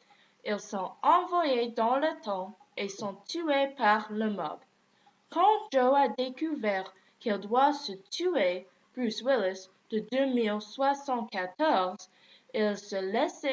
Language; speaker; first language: French; non-native, learner; English